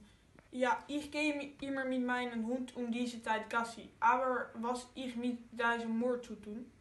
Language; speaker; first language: German; non-native, learner; Dutch